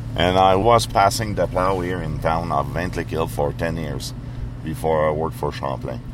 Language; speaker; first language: English; non-native, fluent; French